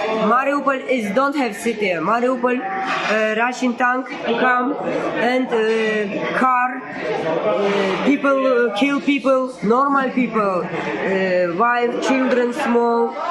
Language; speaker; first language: English; non-native, learner; Russian